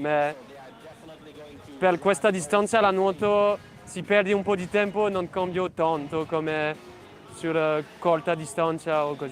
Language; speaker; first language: Italian; non-native, learner; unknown